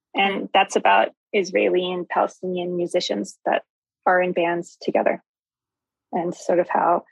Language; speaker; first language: English; native; English